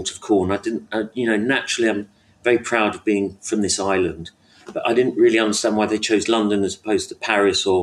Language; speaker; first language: English; native; English